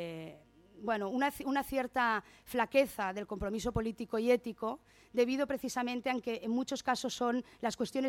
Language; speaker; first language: Spanish; native; Spanish